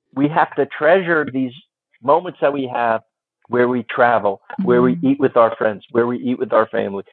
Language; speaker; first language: English; native; English